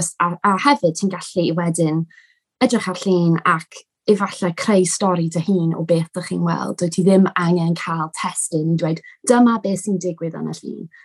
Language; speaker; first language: Welsh; non-native, local second language; English